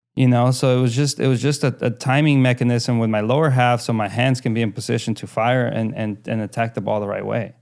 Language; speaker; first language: English; early bilingual, other home language; Spanish